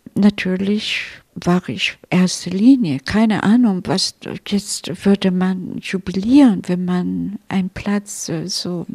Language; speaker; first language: German; non-native, fluent; Italian